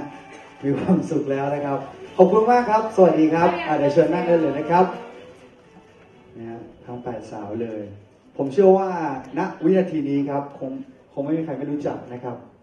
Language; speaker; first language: Thai; native; Thai